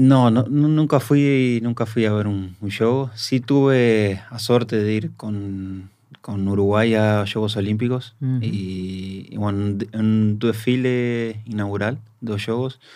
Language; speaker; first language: Portuguese; non-native, learner; Spanish